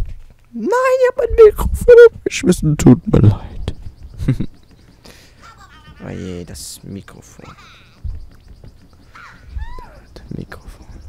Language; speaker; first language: German; native; German